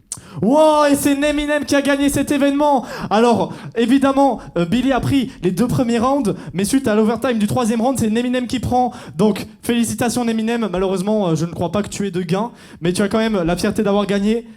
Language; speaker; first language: French; native; French